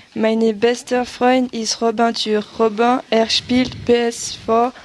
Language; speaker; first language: German; non-native, learner; French